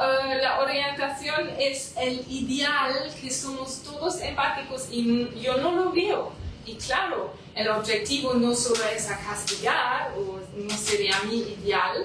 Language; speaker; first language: Spanish; non-native, learner; German